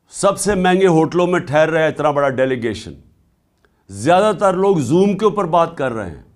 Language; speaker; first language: Urdu; native; Urdu